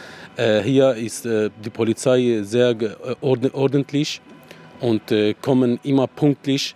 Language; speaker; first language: German; non-native, learner; Arabic